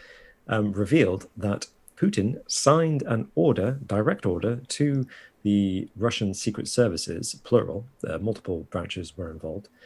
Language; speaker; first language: English; native; English